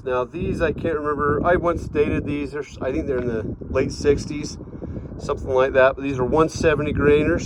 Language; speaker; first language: English; native; English